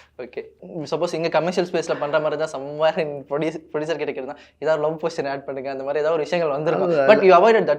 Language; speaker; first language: Tamil; native; Tamil